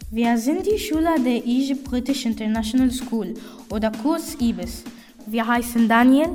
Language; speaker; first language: German; non-native, learner; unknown